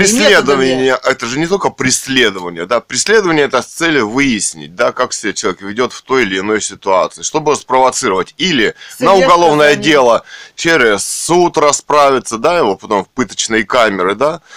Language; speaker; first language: Russian; native; Russian